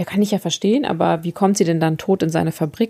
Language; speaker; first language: German; native; German